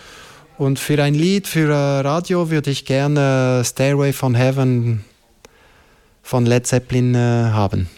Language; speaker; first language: German; non-native, local second language; French